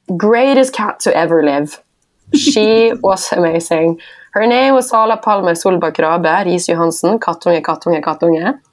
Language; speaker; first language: English; non-native, fluent; Norwegian